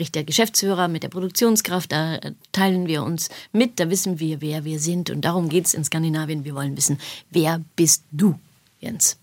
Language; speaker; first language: German; native; German